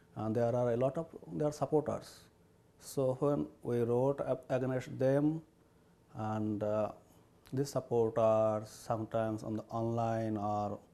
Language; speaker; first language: English; non-native, learner; Bangla